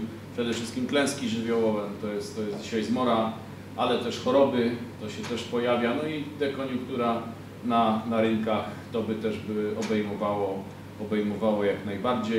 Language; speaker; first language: Polish; native; Polish